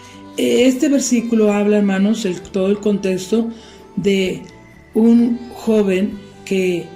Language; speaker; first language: Spanish; native; Spanish